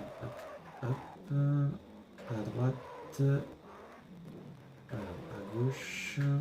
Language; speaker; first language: French; native; French